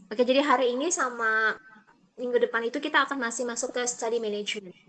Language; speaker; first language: Indonesian; native; Indonesian